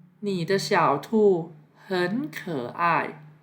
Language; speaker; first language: Chinese; non-native, fluent; Thai